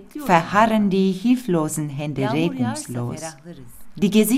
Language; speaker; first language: German; non-native, fluent; Turkish